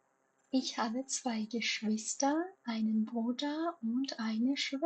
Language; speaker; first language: German; non-native, fluent; Persian